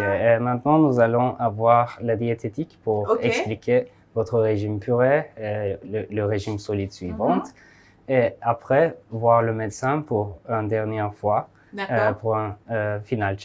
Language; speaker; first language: French; non-native, fluent; Turkish